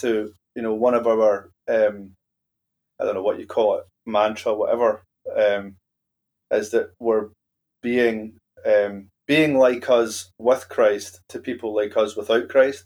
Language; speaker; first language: English; native; English